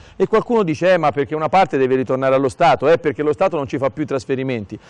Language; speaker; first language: Italian; native; Italian